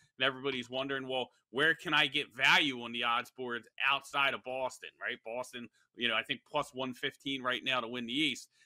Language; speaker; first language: English; native; English